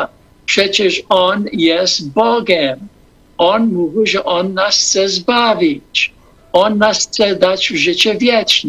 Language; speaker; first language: Polish; non-native, fluent; English